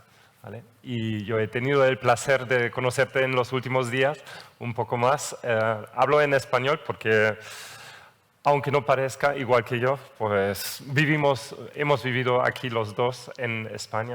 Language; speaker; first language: Spanish; non-native, fluent; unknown